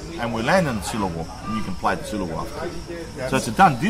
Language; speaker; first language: English; early bilingual, other home language; Greek